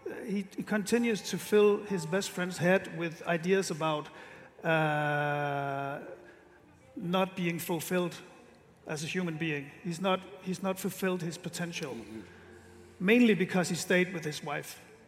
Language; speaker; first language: English; non-native, fluent; Danish